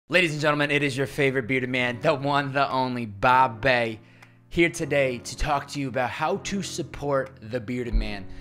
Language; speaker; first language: English; native; English